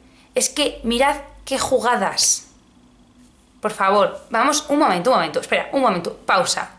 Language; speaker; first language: Spanish; native; Spanish